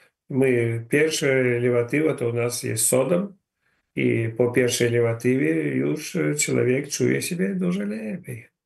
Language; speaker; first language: Polish; non-native, learner; Ukrainian